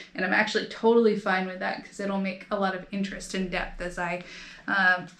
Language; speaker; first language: English; native; English